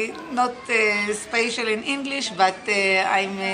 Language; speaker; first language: English; non-native, learner; Hebrew